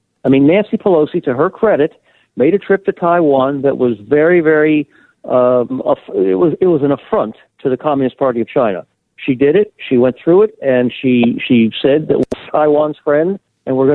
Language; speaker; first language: English; native; English